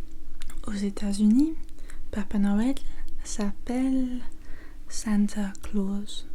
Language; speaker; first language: French; non-native, learner; English